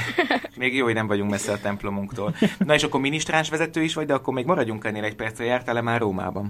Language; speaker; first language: Hungarian; native; Hungarian